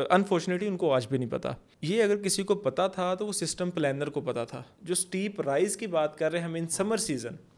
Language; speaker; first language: Urdu; non-native, local second language; Punjabi